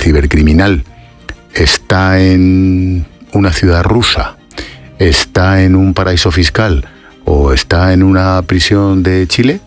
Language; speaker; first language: Spanish; native; Spanish